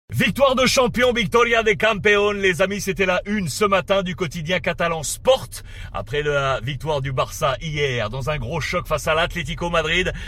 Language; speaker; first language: French; native; French